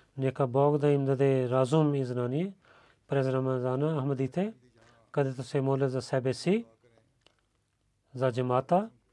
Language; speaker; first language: Bulgarian; non-native, learner; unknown